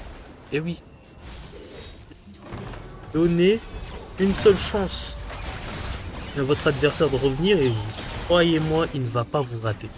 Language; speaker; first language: French; native; French